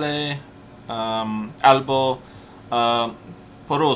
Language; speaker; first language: Polish; non-native, learner; English